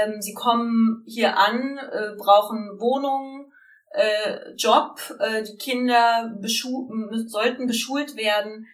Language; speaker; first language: German; native; German